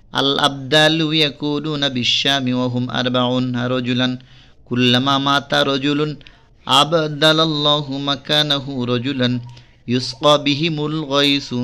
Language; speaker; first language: Arabic; non-native, fluent; Bangla